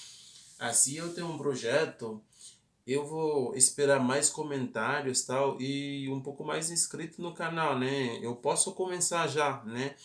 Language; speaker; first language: Portuguese; non-native, fluent; Haitian Creole